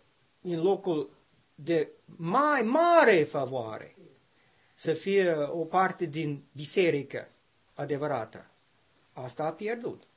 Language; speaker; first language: Romanian; non-native, learner; English